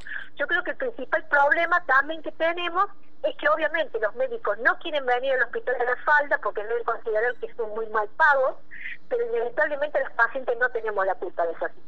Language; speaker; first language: Spanish; native; Spanish